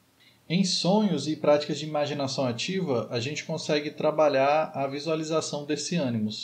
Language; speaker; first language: Portuguese; native; Portuguese